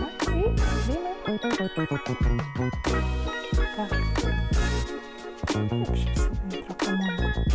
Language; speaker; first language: Polish; non-native, fluent; Ukrainian